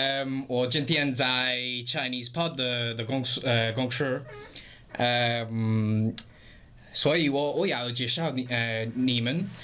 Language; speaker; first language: Chinese; non-native, learner; English